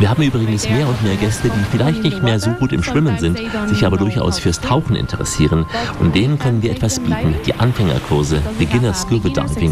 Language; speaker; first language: German; native; German